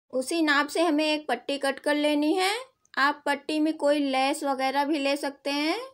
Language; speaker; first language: Hindi; native; Hindi